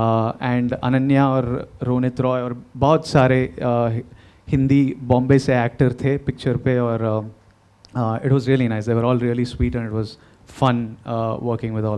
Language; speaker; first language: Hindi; non-native, local second language; Telugu